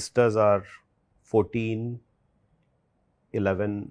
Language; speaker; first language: English; non-native, local second language; Hindi